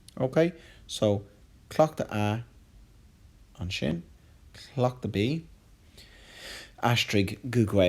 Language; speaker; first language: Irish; non-native, local second language; English